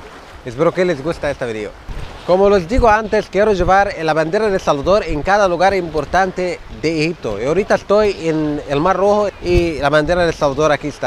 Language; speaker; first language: Spanish; non-native, fluent; Arabic